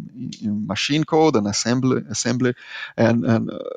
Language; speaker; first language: English; non-native, fluent; Portuguese